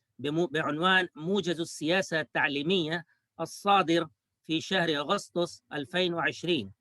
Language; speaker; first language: Arabic; non-native, fluent; Urdu